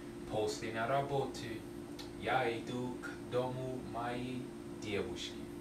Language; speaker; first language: Russian; non-native, learner; English